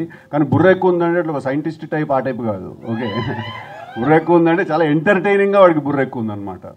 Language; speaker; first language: Telugu; native; Telugu